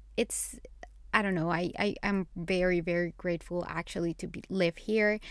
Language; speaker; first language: English; non-native, fluent; Spanish